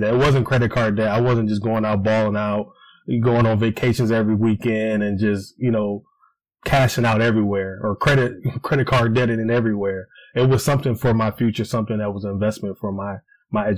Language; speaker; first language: English; native; English